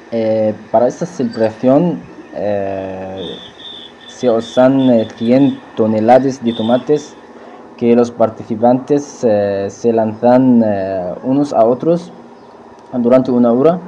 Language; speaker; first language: Spanish; non-native, learner; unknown